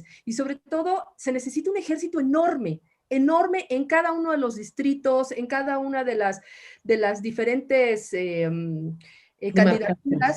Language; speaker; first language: Spanish; native; Spanish